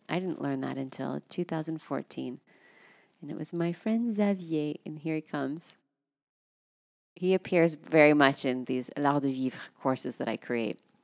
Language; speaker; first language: English; native; English